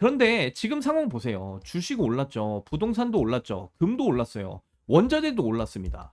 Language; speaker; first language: Korean; native; Korean